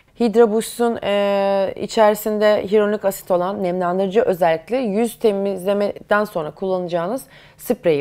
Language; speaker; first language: Turkish; native; Turkish